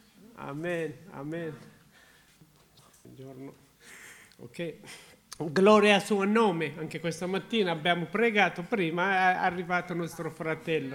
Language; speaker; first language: Italian; non-native, learner; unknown